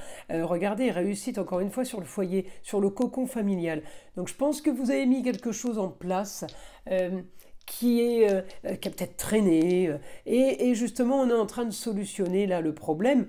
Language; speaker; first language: French; native; French